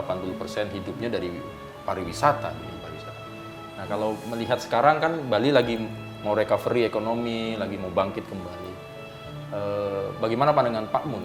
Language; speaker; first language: Indonesian; native; Indonesian